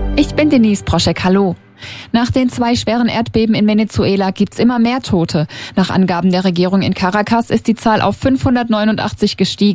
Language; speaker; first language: German; native; German